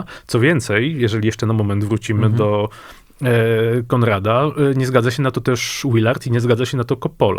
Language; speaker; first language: Polish; native; Polish